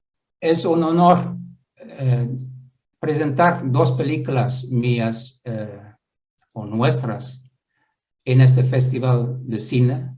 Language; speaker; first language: Spanish; non-native, fluent; Dutch